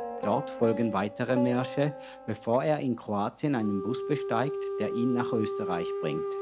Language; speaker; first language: German; native; German